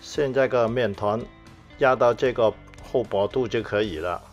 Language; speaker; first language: Chinese; non-native, local second language; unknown